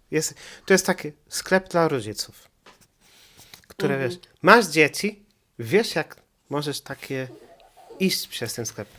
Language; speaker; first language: Polish; non-native, learner; Portuguese